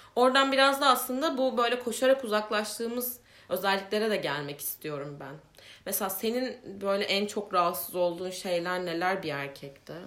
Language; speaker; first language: Turkish; native; Turkish